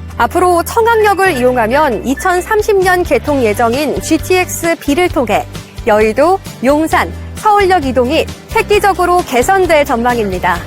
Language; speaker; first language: Korean; native; Korean